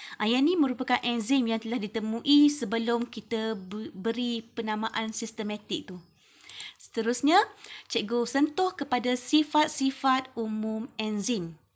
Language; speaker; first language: Malay; native; Malay